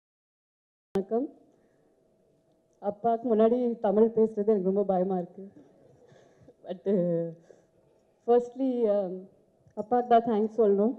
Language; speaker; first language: Tamil; non-native, fluent; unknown